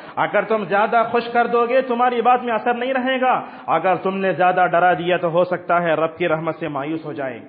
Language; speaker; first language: Urdu; native; Urdu